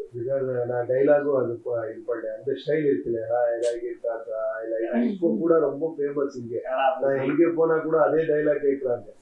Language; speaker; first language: Tamil; non-native, learner; Kannada